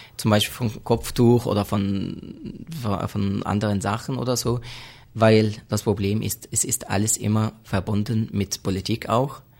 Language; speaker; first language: German; non-native, fluent; Arabic